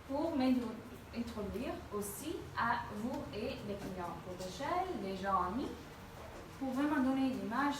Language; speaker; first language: French; non-native, fluent; Dutch